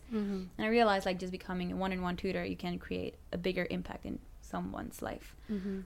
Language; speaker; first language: English; non-native, fluent; Spanish